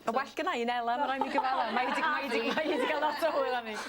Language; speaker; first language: Welsh; native; Welsh